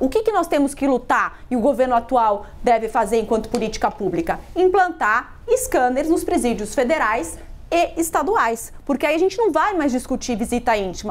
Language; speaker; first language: Portuguese; native; Portuguese